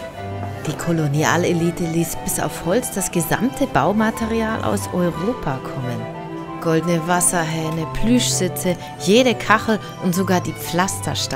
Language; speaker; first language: German; native; German